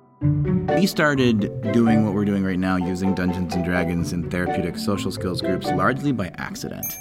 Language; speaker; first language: English; native; English